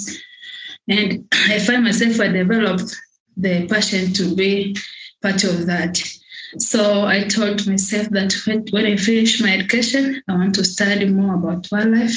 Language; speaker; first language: English; non-native, local second language; Swahili